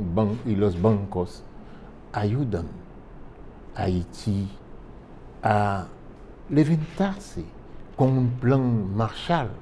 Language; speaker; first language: Spanish; non-native, fluent; French